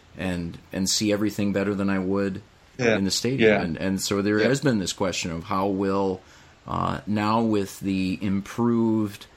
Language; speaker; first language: English; native; English